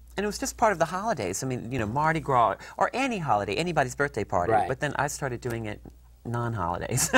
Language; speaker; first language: English; native; English